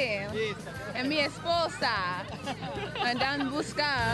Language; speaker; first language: Spanish; non-native, learner; English